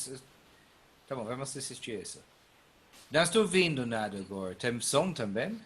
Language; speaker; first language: Portuguese; non-native, learner; English